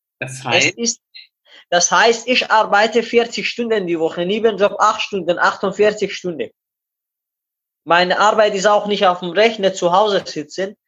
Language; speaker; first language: German; non-native, learner; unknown